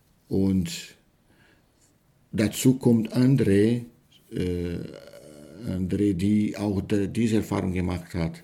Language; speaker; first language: German; non-native, learner; Portuguese